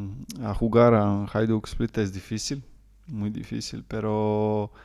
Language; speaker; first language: Spanish; non-native, learner; Croatian